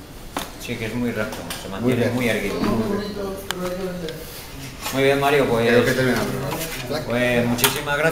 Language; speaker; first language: Spanish; native; Spanish